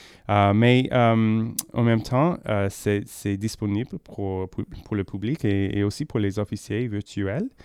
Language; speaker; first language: French; non-native, learner; English